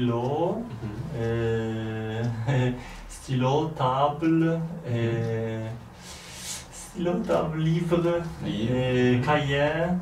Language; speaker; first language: French; non-native, learner; Polish